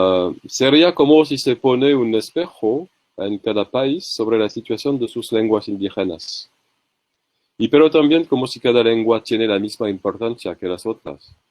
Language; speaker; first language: Spanish; non-native, learner; French